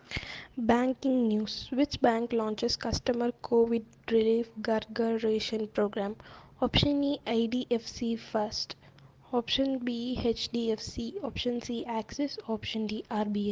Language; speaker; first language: English; non-native, local second language; Tamil